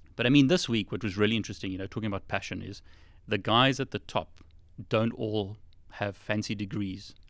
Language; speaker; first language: English; native; English